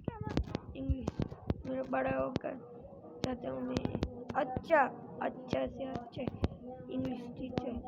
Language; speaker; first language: Hindi; non-native, learner; Bangla